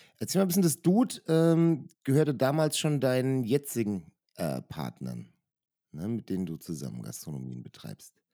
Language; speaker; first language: German; native; German